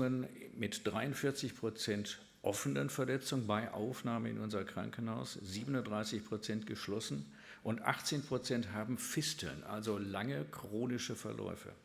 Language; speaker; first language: German; native; German